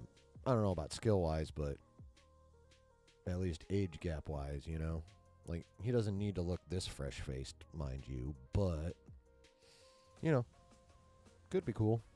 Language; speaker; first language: English; native; English